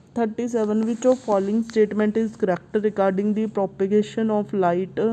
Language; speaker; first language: English; non-native, local second language; Punjabi